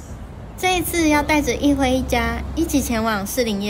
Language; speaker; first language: Chinese; native; Chinese